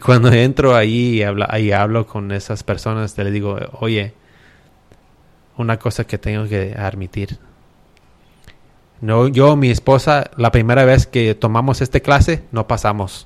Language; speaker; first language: Spanish; early bilingual, heritage; Spanish